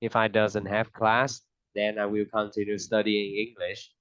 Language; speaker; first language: English; non-native, fluent; Vietnamese